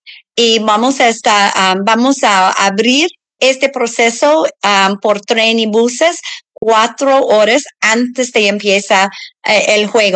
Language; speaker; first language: Spanish; non-native, learner; English